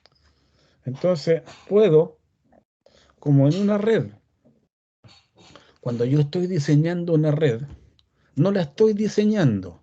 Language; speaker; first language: Spanish; native; Spanish